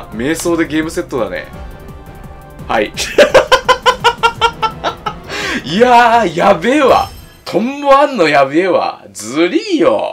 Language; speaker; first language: Japanese; native; Japanese